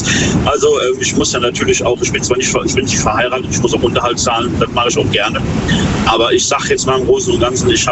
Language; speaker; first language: German; native; German